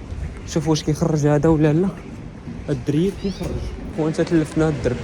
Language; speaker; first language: Arabic; native; Arabic